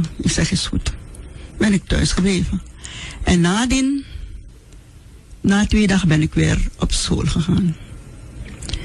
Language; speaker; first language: Dutch; non-native, local second language; Sranan Tongo